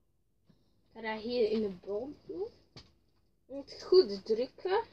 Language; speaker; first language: Dutch; early bilingual, other home language; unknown